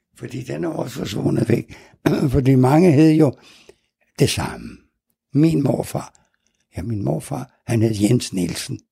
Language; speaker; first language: Danish; native; Danish